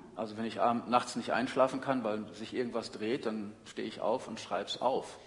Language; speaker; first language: German; native; German